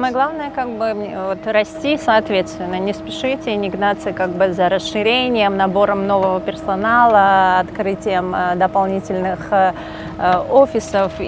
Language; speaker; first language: Russian; native; Russian